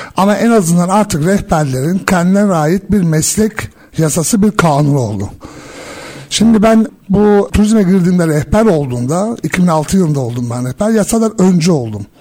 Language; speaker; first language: Turkish; early bilingual, heritage; Turkish